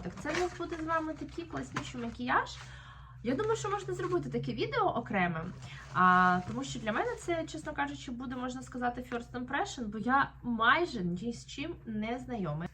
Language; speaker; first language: Ukrainian; native; Ukrainian